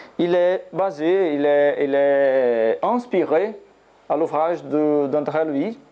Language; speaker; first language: French; non-native, learner; Portuguese